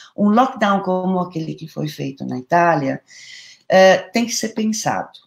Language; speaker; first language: Portuguese; non-native, fluent; Italian